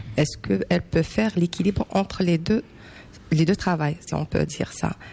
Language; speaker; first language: French; non-native, local second language; Arabic